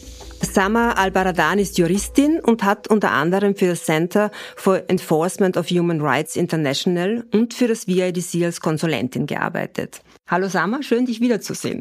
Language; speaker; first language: German; native; German